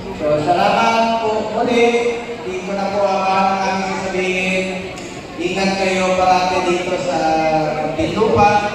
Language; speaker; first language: Filipino; non-native, local second language; Cebuano